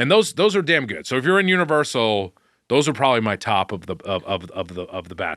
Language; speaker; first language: English; native; English